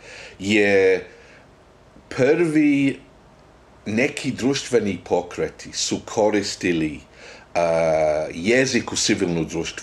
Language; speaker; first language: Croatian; non-native, fluent; English